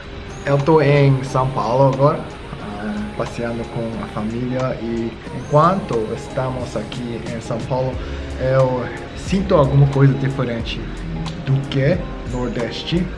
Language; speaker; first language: Portuguese; non-native, learner; English